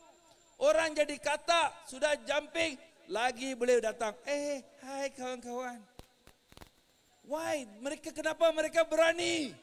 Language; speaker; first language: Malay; non-native, local second language; Tamil